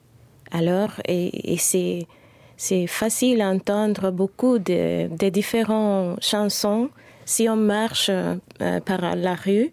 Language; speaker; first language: French; non-native, fluent; Spanish